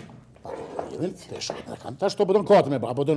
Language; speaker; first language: Albanian; native; Albanian